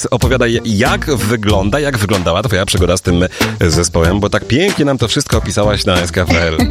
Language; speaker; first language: Polish; native; Polish